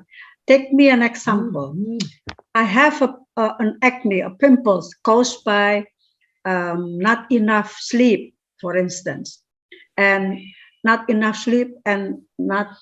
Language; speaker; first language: English; non-native, fluent; Indonesian